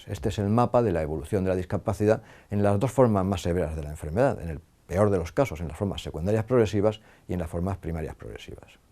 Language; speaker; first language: Spanish; native; Spanish